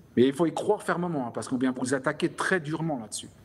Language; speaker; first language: French; native; French